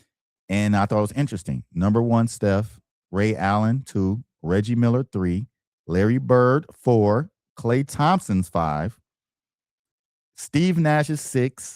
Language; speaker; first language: English; native; English